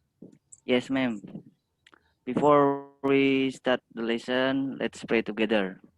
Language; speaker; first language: English; non-native, learner; Indonesian